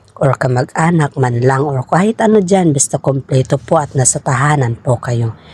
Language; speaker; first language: Filipino; native; Filipino